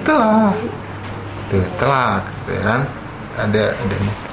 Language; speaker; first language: Indonesian; native; Indonesian